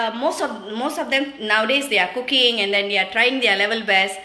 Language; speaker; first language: English; non-native, local second language; Tamil